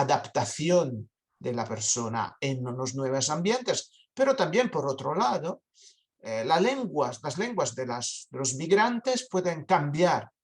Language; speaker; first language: Spanish; non-native, fluent; Italian